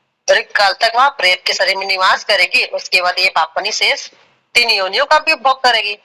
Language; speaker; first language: Hindi; native; Hindi